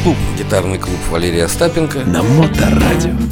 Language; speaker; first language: Russian; native; Russian